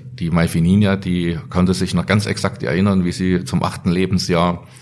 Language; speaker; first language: German; native; German